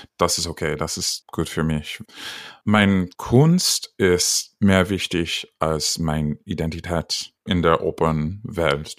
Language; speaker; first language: German; non-native, learner; English